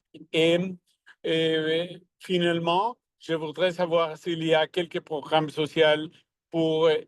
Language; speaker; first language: French; non-native, learner; Spanish